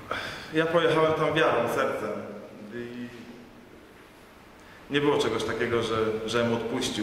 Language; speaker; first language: Polish; native; Polish